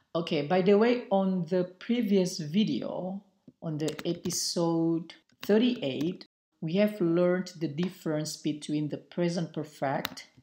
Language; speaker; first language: English; non-native, fluent; Indonesian